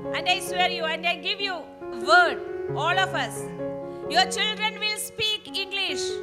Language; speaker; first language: English; non-native, local second language; Malayalam